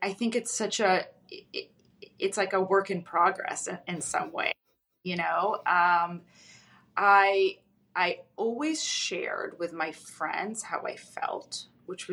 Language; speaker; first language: English; early bilingual, other home language; Russian